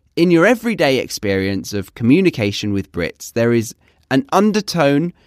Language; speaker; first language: English; native; English